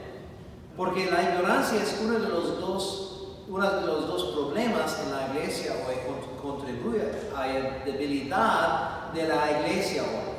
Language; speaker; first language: Spanish; non-native, fluent; English